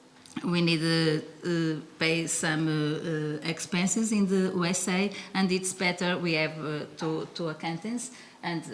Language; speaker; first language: English; non-native, learner; Portuguese